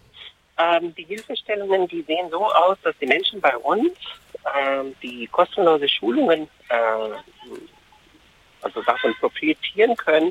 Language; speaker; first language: German; non-native, fluent; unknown